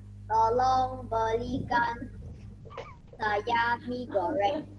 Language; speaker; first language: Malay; non-native, learner; Chinese